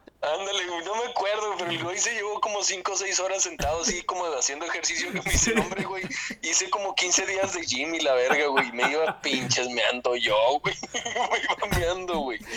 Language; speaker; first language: Spanish; native; Spanish